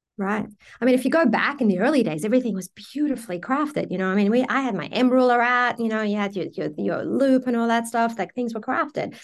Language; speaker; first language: English; early bilingual, other home language; Persian